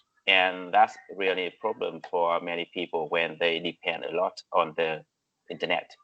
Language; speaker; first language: English; non-native, learner; Vietnamese